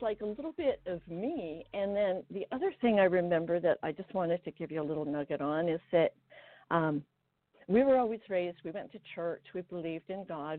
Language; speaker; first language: English; non-native, fluent; Estonian